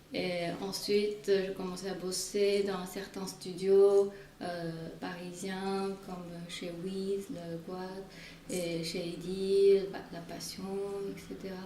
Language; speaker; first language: French; non-native, fluent; Chinese